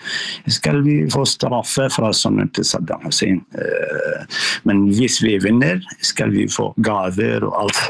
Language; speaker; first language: Norwegian; non-native, fluent; Arabic